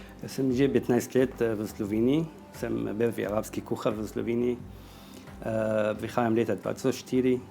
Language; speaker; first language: Slovenian; non-native, learner; Arabic